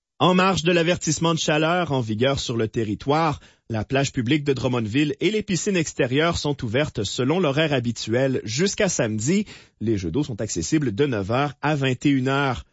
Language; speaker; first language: French; native; French